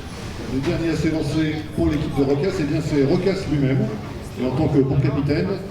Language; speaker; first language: French; native; French